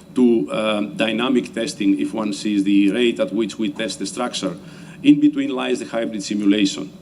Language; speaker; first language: English; non-native, fluent; Italian